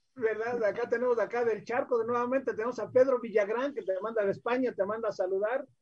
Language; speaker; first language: Spanish; native; Spanish